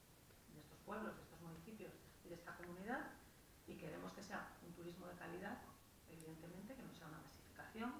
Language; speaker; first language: Spanish; native; Spanish